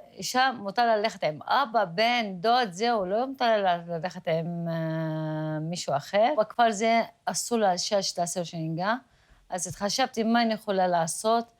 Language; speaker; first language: Hebrew; non-native, local second language; Arabic